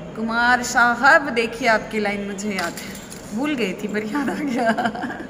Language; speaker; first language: Hindi; native; Hindi